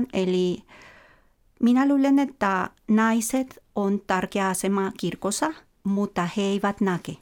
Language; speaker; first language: Finnish; non-native, fluent; Spanish